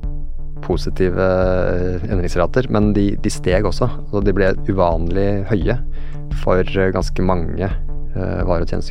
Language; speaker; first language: Norwegian; native; Norwegian